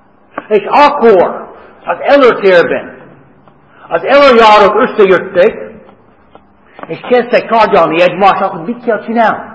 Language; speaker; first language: Hungarian; non-native, fluent; English